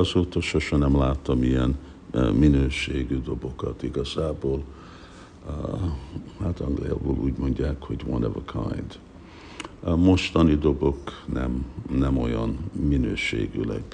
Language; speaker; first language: Hungarian; early bilingual, heritage; Hungarian